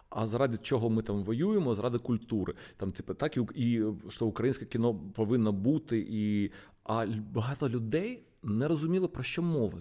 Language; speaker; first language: Ukrainian; non-native, local second language; Russian